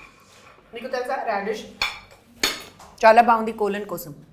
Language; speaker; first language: Telugu; non-native, learner; Hindi